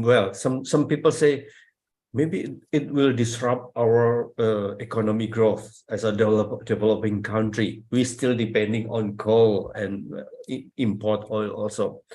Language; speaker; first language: English; non-native, fluent; Indonesian